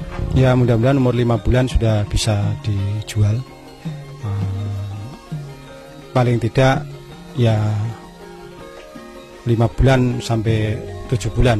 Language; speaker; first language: Indonesian; non-native, local second language; Javanese